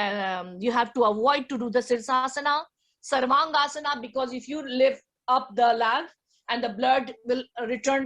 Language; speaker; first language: English; non-native, learner; Hindi